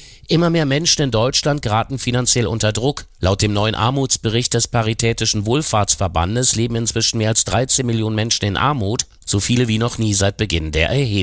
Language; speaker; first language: German; native; German